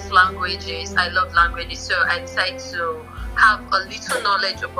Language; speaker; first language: English; non-native, local second language; Yoruba